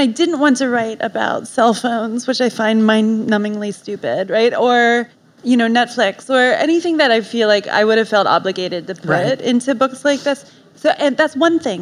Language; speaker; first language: English; native; English